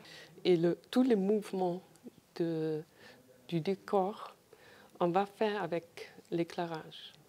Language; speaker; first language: French; non-native, fluent; German